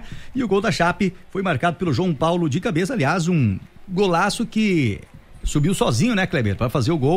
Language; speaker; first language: Portuguese; native; Portuguese